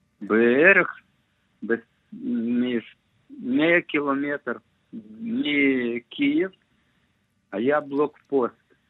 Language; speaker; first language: Hebrew; non-native, learner; Russian